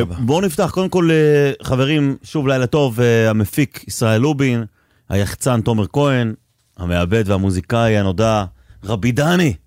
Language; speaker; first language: Hebrew; native; Hebrew